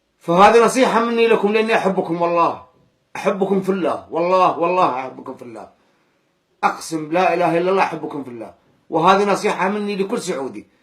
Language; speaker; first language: Arabic; native; Arabic